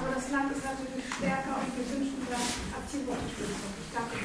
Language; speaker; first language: German; early bilingual, other home language; Turkish